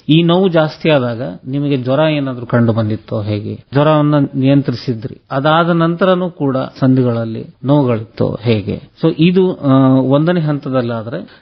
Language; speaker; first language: Kannada; native; Kannada